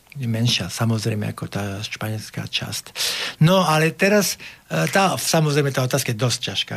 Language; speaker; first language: Slovak; non-native, fluent; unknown